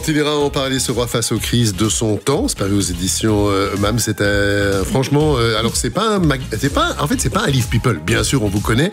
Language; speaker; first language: French; native; French